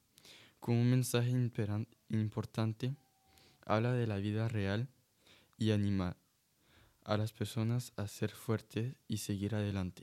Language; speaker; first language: Spanish; non-native, learner; French